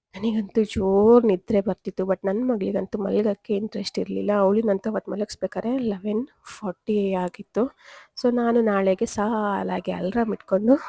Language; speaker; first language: Kannada; non-native, local second language; Tulu